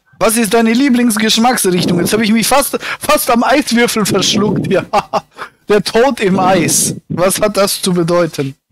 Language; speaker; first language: German; native; German